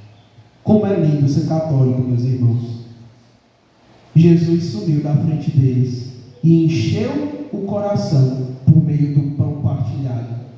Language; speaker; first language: Portuguese; native; Portuguese